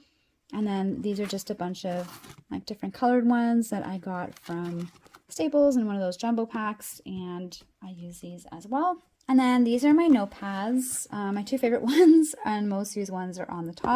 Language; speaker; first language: English; native; English